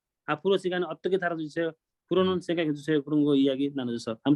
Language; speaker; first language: Korean; non-native, learner; Nepali